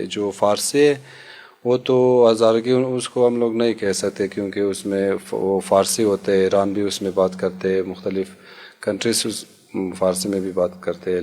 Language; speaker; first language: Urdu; non-native, local second language; Hazaragi